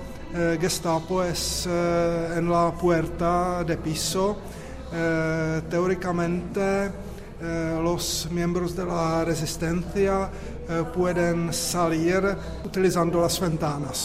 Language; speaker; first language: Spanish; non-native, fluent; Czech